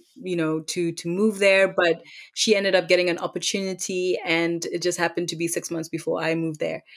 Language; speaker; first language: English; non-native, local second language; Tswana